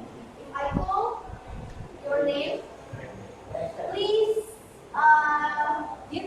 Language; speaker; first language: English; non-native, learner; Indonesian